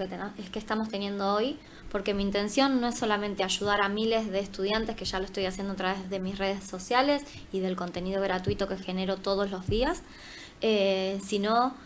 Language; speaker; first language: Spanish; native; Spanish